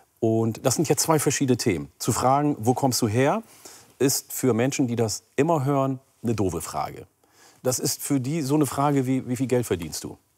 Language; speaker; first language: German; early bilingual, other home language; Oromo